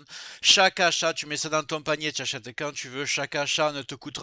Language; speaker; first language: French; native; French